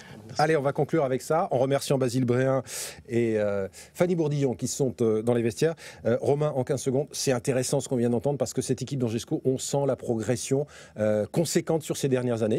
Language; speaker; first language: French; native; French